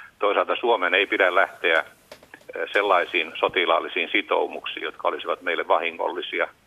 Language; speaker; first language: Finnish; native; Finnish